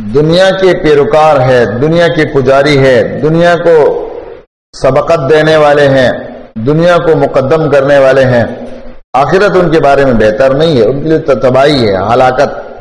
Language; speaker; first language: Urdu; non-native, local second language; Pashto